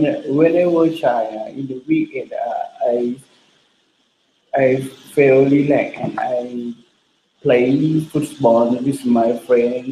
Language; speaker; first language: English; non-native, learner; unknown